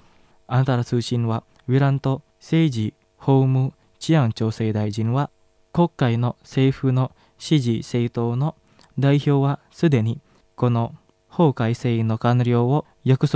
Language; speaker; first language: Japanese; non-native, fluent; Indonesian